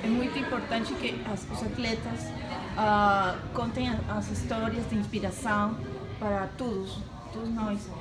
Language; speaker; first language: Portuguese; non-native, learner; Spanish